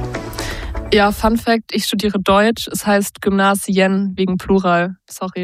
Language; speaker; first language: German; native; German